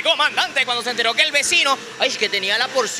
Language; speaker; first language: Spanish; native; Spanish